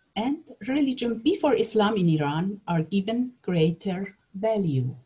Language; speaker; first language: English; non-native, learner; Persian